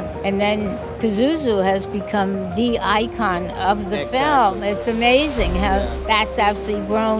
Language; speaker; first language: English; native; English